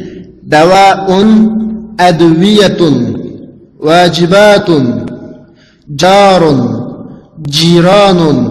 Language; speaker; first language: Arabic; non-native, fluent; Uzbek